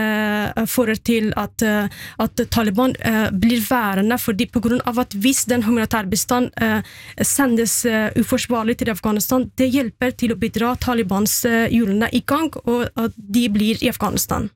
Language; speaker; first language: Norwegian; non-native, fluent; Persian